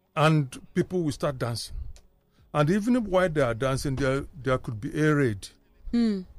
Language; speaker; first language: English; non-native, local second language; Igbo